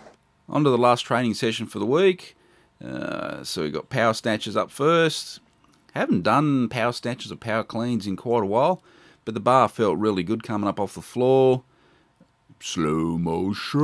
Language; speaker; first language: English; native; English